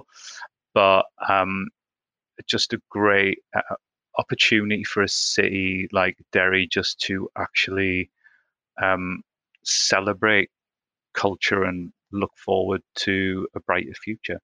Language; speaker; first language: English; native; English